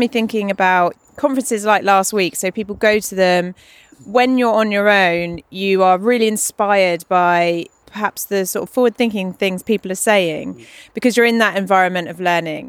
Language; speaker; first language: English; native; English